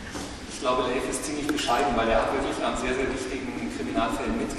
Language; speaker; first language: German; native; German